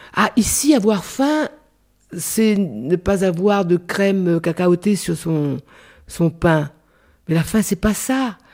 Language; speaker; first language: French; non-native, local second language; Réunion Creole French